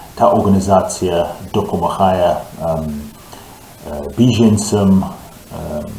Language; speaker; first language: Ukrainian; non-native, learner; English